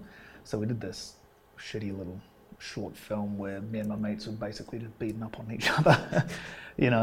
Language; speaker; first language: English; native; English